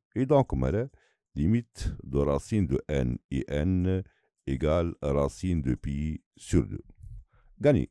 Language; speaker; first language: French; non-native, local second language; Arabic